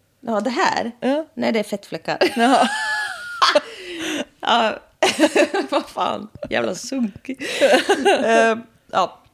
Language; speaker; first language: Swedish; native; Swedish